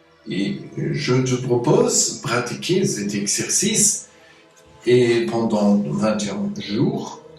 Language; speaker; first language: French; non-native, fluent; German